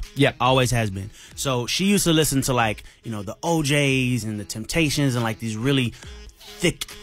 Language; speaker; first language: English; native; English